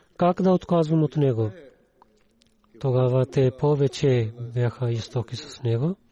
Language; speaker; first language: Bulgarian; non-native, learner; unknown